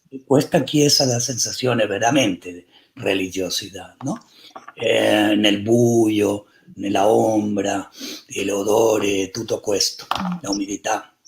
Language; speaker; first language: Italian; non-native, learner; Spanish